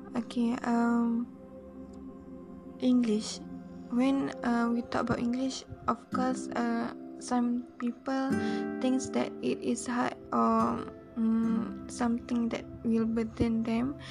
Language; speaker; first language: English; non-native, learner; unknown